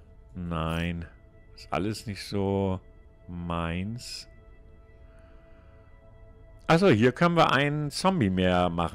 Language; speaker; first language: German; native; German